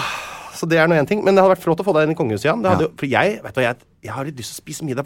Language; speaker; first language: Norwegian; native; Norwegian